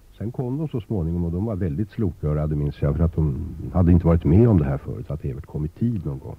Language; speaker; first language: Swedish; native; Swedish